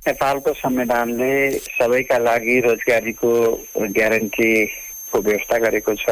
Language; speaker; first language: Nepali; native; Nepali